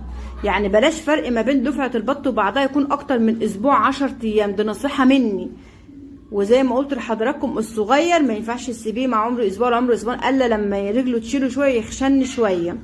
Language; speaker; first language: Arabic; native; Arabic